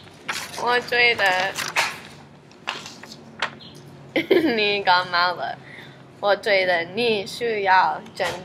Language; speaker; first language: Chinese; non-native, learner; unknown